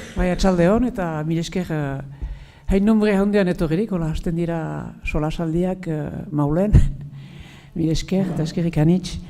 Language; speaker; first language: Basque; native; Basque